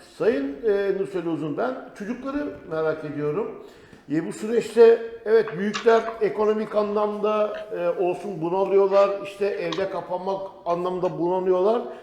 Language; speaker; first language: Turkish; native; Turkish